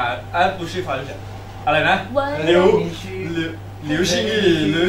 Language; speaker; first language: Chinese; non-native, learner; Thai